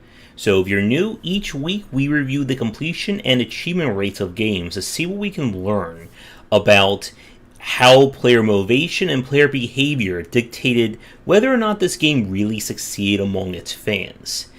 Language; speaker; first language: English; native; English